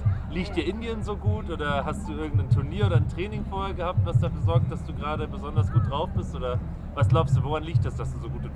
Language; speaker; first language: German; native; German